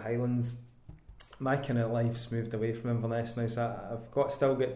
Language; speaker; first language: English; native; English